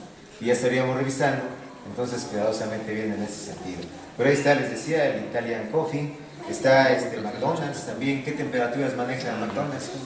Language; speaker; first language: Spanish; native; Spanish